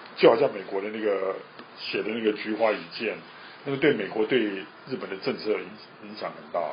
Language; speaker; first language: Chinese; native; Chinese